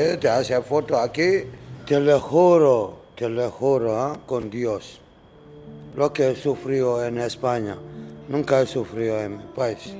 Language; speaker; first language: Spanish; non-native, learner; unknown